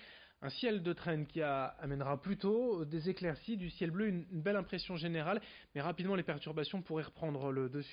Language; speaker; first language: French; native; French